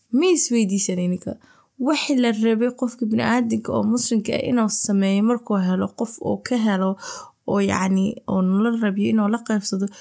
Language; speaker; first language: Somali; early bilingual, heritage; Somali